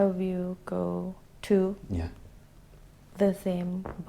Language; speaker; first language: English; non-native, learner; Thai